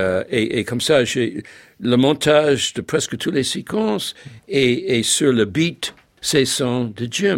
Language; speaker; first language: French; non-native, fluent; English